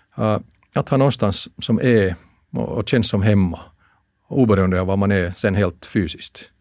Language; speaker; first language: Swedish; native; Swedish